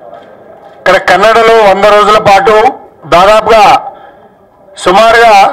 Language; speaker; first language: Telugu; native; Telugu